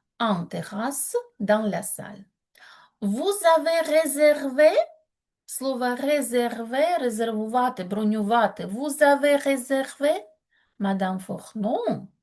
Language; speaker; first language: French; non-native, fluent; Ukrainian